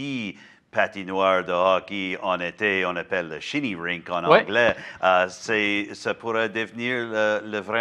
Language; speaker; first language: French; non-native, learner; English